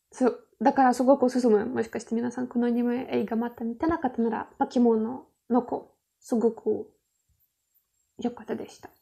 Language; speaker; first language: Japanese; non-native, learner; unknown